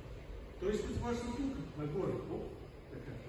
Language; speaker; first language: Bulgarian; non-native, learner; Russian